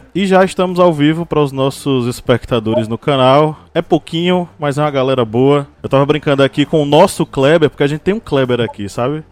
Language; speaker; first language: Portuguese; native; Portuguese